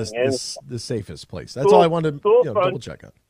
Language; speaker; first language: English; native; English